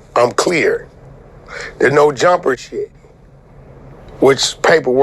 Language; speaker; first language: English; native; English